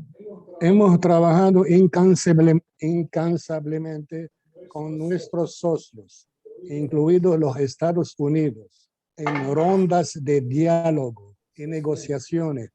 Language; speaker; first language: Spanish; non-native, fluent; Arabic